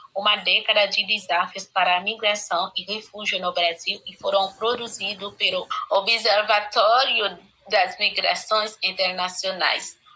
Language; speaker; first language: Portuguese; non-native, fluent; Haitian Creole